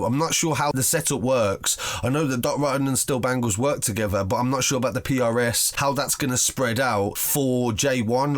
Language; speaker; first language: English; native; English